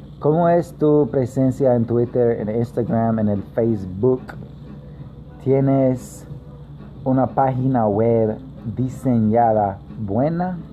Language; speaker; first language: Spanish; non-native, learner; English